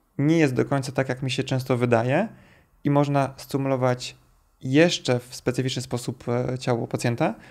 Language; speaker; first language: Polish; native; Polish